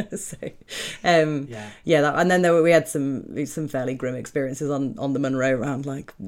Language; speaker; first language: English; native; English